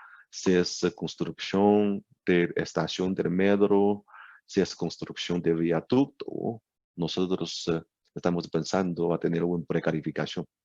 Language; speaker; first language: Spanish; non-native, learner; Chinese